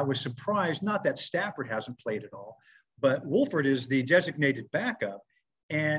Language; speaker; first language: English; native; English